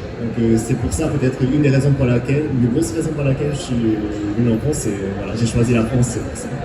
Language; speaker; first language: French; non-native, fluent; Japanese